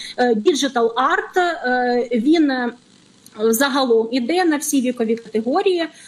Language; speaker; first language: Ukrainian; native; Ukrainian